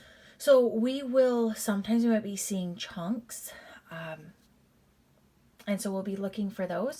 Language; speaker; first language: English; native; English